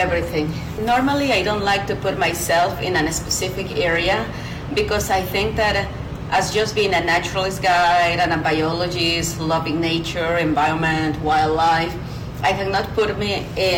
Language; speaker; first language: English; non-native, fluent; Quechua